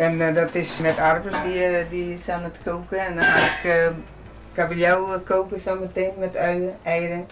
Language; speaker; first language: Dutch; non-native, learner; Portuguese